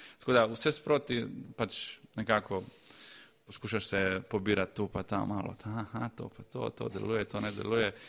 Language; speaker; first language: Slovenian; early bilingual, other home language; Croatian